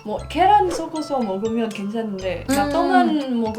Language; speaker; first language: Korean; non-native, learner; Indonesian